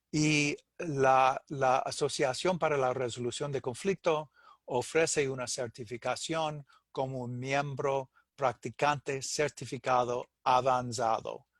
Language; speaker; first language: Spanish; non-native, fluent; English